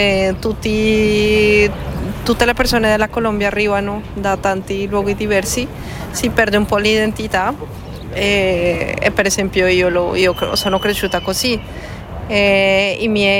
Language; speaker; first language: Italian; non-native, fluent; Spanish